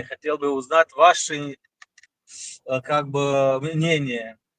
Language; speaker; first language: Russian; non-native, local second language; Tajik